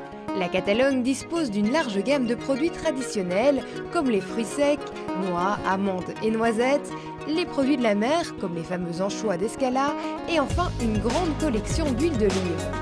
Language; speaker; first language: French; native; French